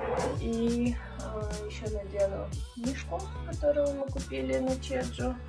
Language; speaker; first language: Russian; native; Russian